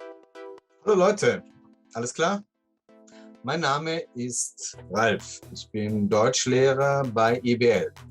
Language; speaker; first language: German; non-native, fluent; Portuguese